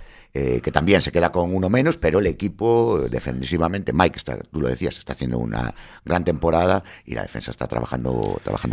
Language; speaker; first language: Spanish; native; Spanish